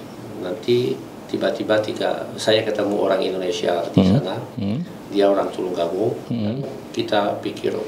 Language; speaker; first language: Indonesian; non-native, learner; Italian